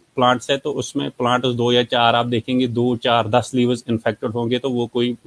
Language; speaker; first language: Hindi; native; Hindi